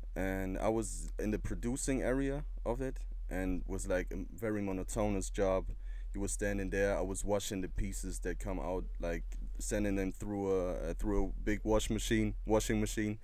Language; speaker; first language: English; non-native, fluent; German